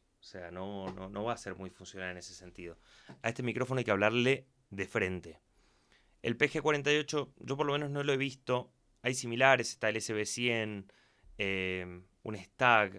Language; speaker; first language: Spanish; native; Spanish